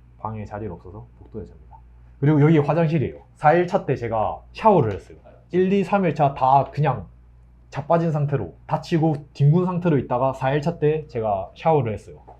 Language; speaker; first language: Korean; native; Korean